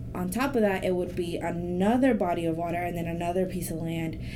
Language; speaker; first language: English; non-native, fluent; Spanish